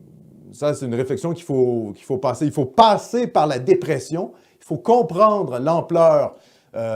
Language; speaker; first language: French; native; French